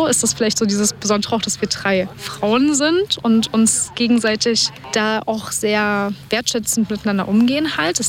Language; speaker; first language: German; native; German